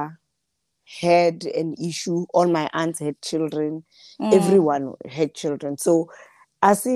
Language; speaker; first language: English; non-native, local second language; Southern Sotho